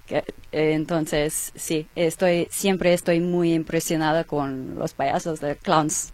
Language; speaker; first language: Spanish; non-native, learner; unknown